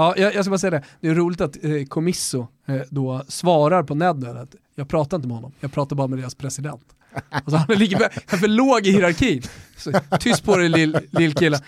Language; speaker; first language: Swedish; native; Swedish